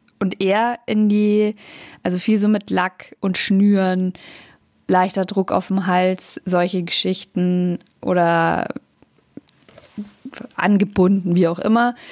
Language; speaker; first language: German; native; German